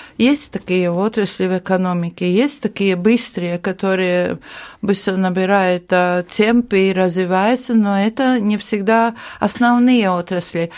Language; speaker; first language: Russian; non-native, local second language; Latvian